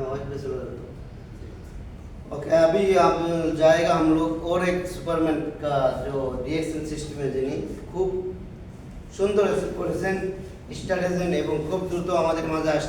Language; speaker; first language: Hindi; non-native, learner; Bangla